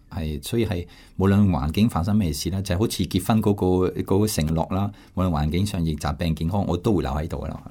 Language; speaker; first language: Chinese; non-native, fluent; French